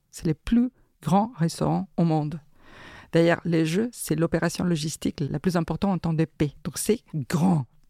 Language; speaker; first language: French; non-native, fluent; Spanish